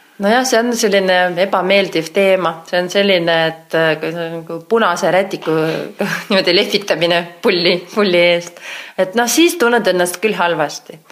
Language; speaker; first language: Estonian; non-native, local second language; Russian